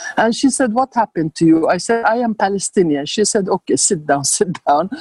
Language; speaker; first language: English; non-native, fluent; Arabic